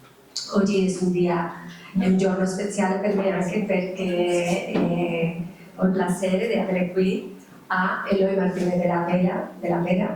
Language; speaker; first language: Italian; non-native, learner; Spanish